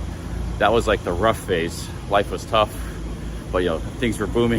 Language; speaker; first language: English; native; English